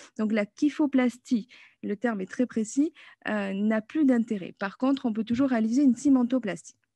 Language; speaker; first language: French; native; French